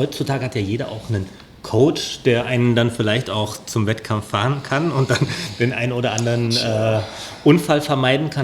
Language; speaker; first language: German; native; German